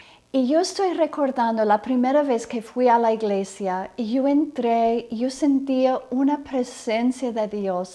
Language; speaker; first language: Spanish; non-native, fluent; English